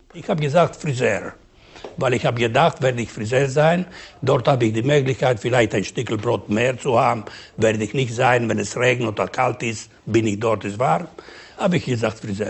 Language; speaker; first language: German; non-native, learner; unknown